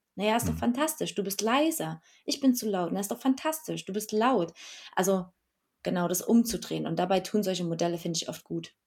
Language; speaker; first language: German; native; German